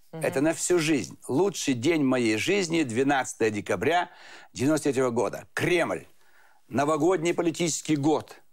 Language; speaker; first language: Russian; native; Russian